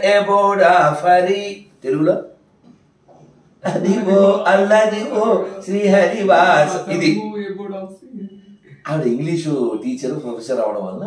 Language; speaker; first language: Telugu; native; Telugu